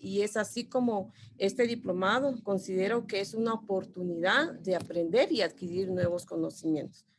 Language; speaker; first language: Spanish; non-native, local second language; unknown